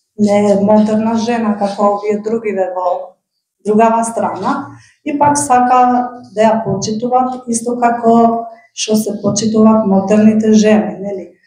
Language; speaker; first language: Macedonian; non-native, local second language; Albanian